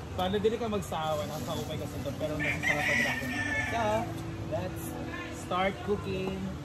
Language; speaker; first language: Filipino; non-native, local second language; Cebuano